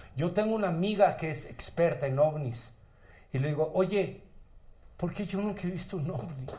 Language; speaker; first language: Spanish; native; Spanish